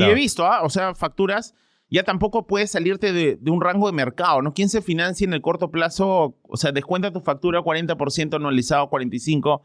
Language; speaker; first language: Spanish; native; Spanish